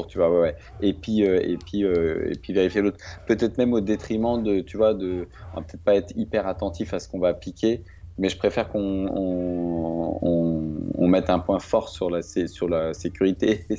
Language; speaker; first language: French; native; French